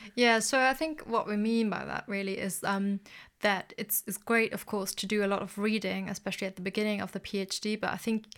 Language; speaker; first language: English; non-native, fluent; German